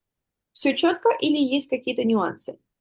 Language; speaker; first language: Russian; native; Russian